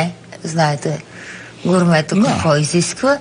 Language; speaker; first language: Bulgarian; native; Bulgarian